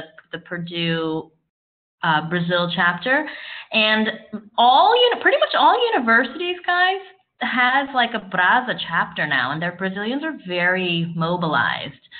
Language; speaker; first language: English; native; English